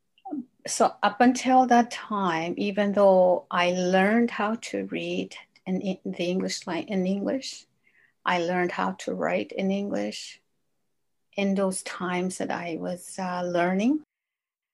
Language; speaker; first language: English; non-native, fluent; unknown